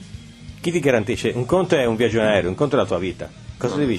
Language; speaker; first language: Italian; native; Italian